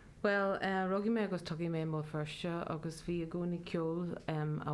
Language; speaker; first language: Irish; non-native, learner; Welsh